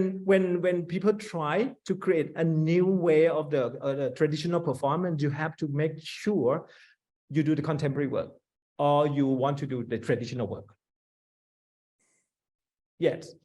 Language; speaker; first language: English; non-native, fluent; Thai